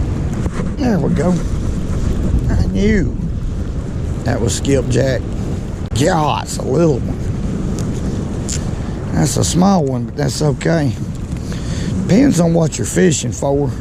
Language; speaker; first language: English; native; English